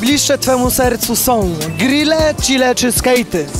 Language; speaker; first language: Polish; native; Polish